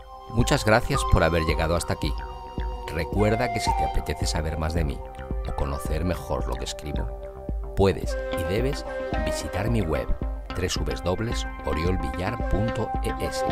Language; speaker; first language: Spanish; native; Spanish